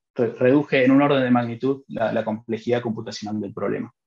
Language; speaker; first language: Spanish; native; Spanish